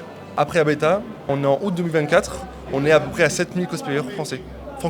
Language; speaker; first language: French; native; French